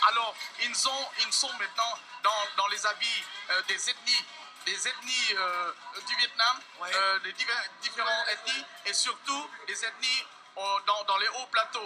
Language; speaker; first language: French; non-native, fluent; Vietnamese